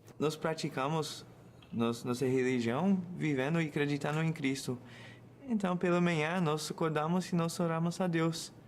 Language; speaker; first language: Portuguese; non-native, fluent; English